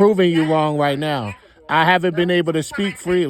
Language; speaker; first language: English; native; English